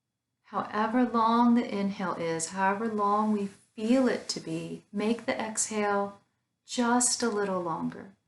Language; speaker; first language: English; native; English